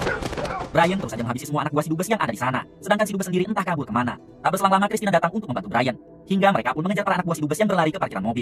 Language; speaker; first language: Indonesian; native; Indonesian